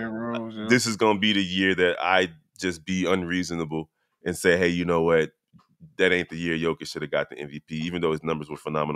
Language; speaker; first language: English; native; English